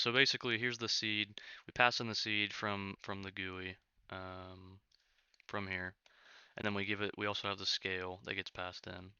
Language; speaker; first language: English; native; English